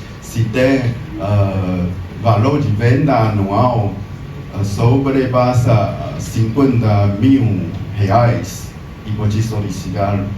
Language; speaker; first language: Portuguese; non-native, learner; Chinese